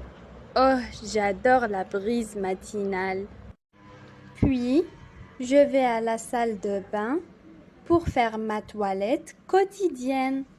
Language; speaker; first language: French; non-native, local second language; Arabic